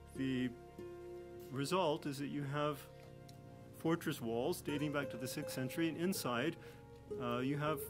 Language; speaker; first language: English; native; English